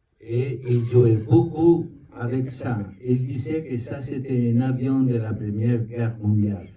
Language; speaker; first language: French; non-native, learner; Spanish